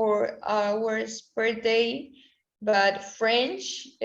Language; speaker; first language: English; non-native, learner; Spanish